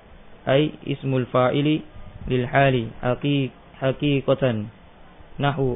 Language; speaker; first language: Arabic; non-native, fluent; Indonesian